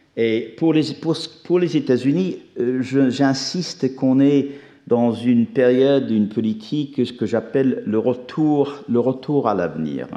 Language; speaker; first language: French; non-native, fluent; English